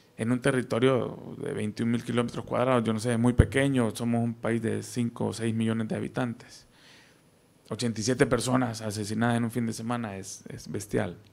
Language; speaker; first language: Spanish; native; Spanish